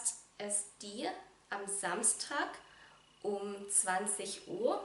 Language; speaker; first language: German; non-native, fluent; Vietnamese